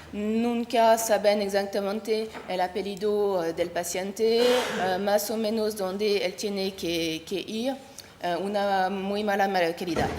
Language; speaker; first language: Spanish; non-native, learner; French